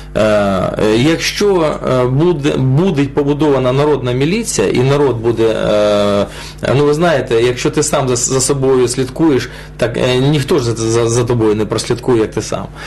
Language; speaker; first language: Ukrainian; non-native, local second language; Russian